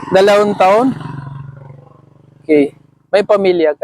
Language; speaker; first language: Filipino; non-native, learner; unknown